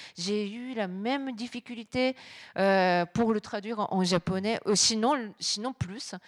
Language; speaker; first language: French; non-native, fluent; Japanese